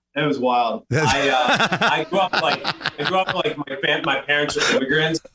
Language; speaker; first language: English; native; English